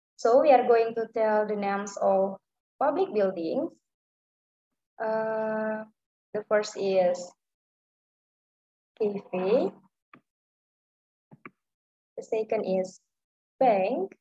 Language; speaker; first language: English; non-native, learner; Indonesian